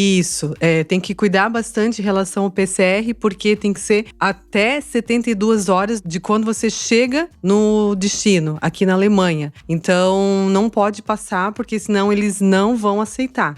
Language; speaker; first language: Portuguese; native; Portuguese